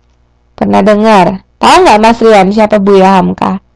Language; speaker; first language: Indonesian; native; Indonesian